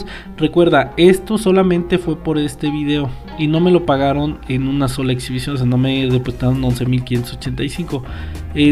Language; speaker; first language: Spanish; native; Spanish